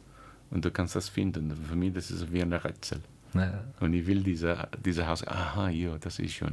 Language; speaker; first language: German; non-native, learner; English